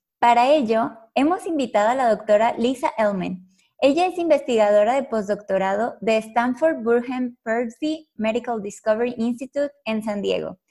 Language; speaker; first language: Spanish; native; Spanish